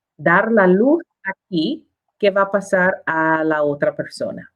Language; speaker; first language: Spanish; non-native, learner; English